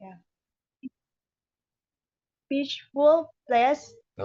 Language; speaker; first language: English; non-native, learner; Indonesian